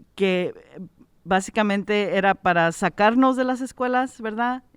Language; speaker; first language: Spanish; early bilingual, heritage; Spanish